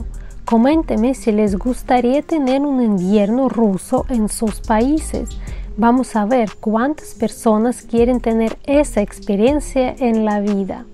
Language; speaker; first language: Spanish; non-native, fluent; Russian